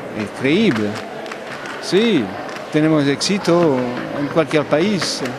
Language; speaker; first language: Spanish; non-native, learner; French